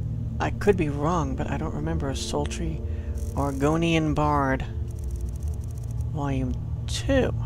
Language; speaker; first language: English; native; English